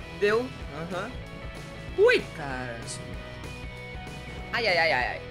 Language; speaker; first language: Portuguese; native; Portuguese